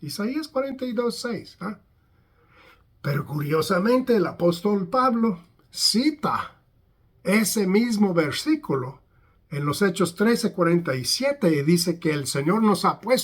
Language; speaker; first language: Spanish; non-native, fluent; English